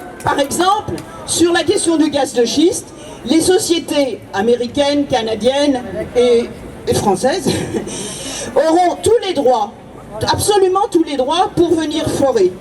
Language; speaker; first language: French; native; French